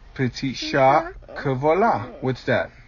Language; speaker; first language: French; non-native, fluent; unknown